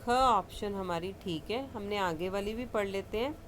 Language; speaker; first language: Hindi; non-native, local second language; Punjabi